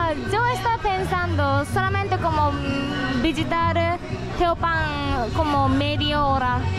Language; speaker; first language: Spanish; non-native, learner; Japanese